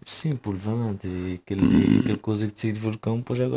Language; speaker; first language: French; non-native, fluent; Kabuverdianu